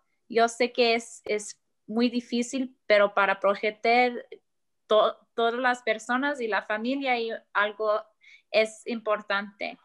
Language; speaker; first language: Spanish; early bilingual, heritage; Spanish